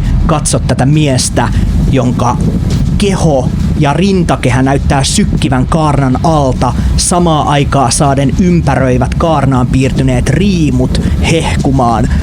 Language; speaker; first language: Finnish; native; Finnish